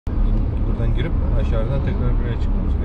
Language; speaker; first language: Turkish; native; Turkish